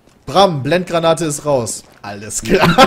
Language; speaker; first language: German; native; German